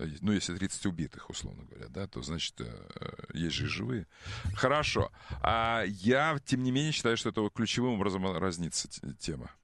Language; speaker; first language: Russian; native; Russian